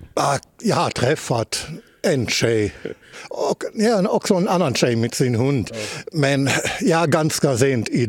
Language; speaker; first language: Swedish; non-native, learner; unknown